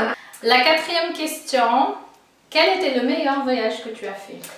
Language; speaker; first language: French; non-native, fluent; Portuguese